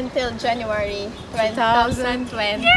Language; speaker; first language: English; non-native, fluent; Filipino